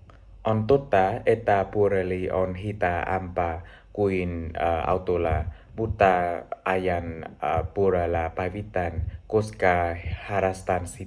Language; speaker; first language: Finnish; non-native, learner; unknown